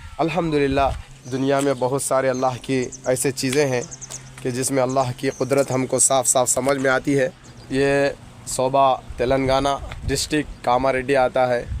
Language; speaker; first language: Urdu; native; Urdu